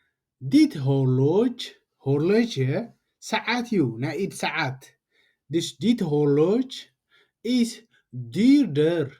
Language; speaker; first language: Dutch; non-native, learner; Tigrinya